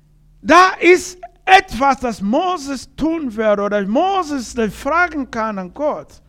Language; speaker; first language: German; non-native, learner; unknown